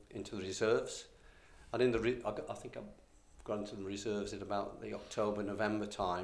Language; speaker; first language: English; native; English